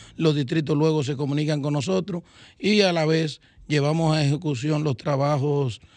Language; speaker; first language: Spanish; native; Spanish